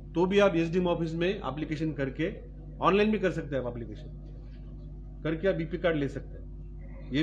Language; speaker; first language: Hindi; non-native, local second language; Bangla